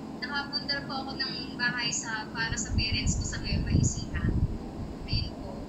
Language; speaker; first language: Filipino; non-native, local second language; Iloko